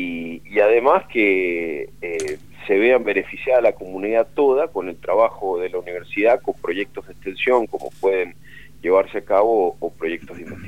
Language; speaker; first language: Spanish; native; Spanish